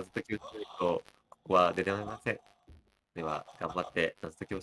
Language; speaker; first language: Japanese; native; Japanese